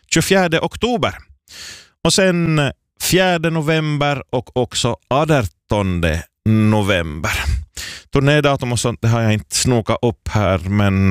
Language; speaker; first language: Swedish; native; Swedish